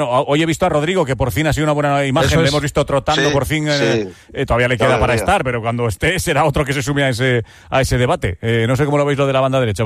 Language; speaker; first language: Spanish; native; Spanish